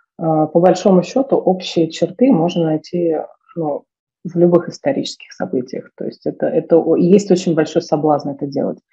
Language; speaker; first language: Russian; native; Russian